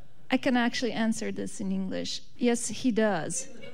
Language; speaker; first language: English; non-native, fluent; Polish